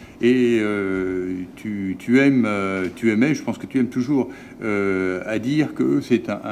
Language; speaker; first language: French; native; French